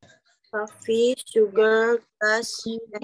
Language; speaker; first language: English; non-native, learner; Indonesian